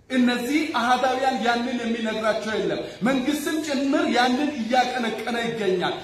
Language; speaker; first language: Amharic; non-native, local second language; Wolaytta